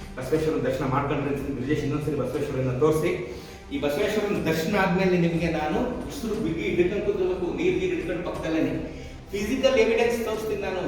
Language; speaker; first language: Kannada; native; Kannada